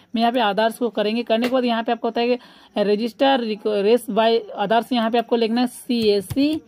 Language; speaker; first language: Hindi; non-native, local second language; Bangla